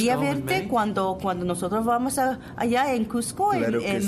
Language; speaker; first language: Spanish; non-native, fluent; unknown